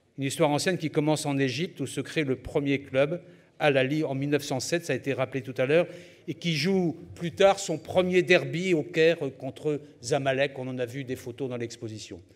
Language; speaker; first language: French; native; French